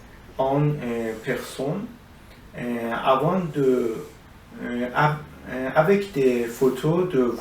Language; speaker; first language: French; non-native, learner; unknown